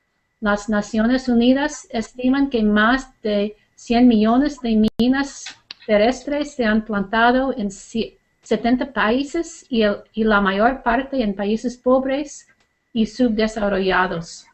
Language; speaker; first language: Spanish; non-native, learner; English